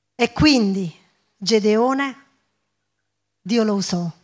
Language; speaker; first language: Italian; early bilingual, other home language; English